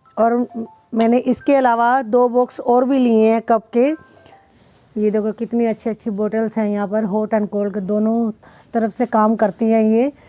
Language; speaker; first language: Hindi; non-native, local second language; Punjabi